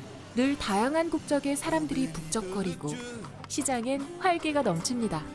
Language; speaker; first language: Korean; native; Korean